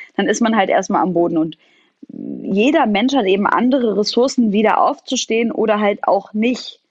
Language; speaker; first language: German; non-native, fluent; Arabic